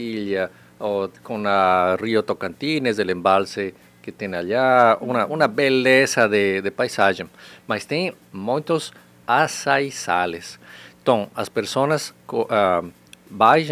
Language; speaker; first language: Portuguese; non-native, learner; Spanish